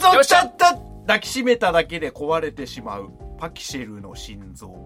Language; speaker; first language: Japanese; native; Japanese